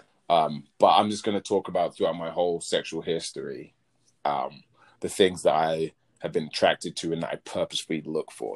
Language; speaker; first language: English; native; English